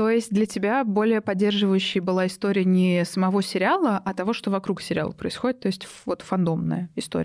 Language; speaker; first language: Russian; native; Russian